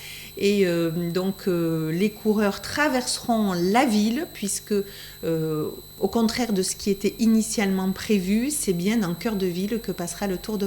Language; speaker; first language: French; native; French